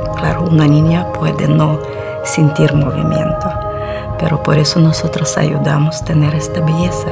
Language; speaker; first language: Spanish; non-native, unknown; Russian